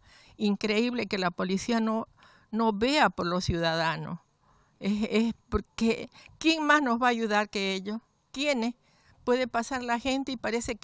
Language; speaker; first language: Spanish; native; Spanish